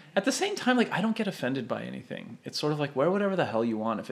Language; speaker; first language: English; non-native, fluent; Polish